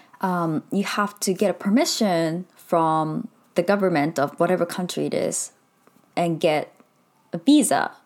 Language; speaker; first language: English; native; English